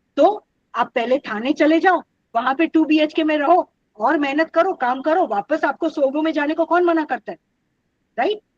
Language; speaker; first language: Hindi; non-native, local second language; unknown